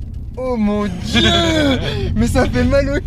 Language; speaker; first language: French; native; French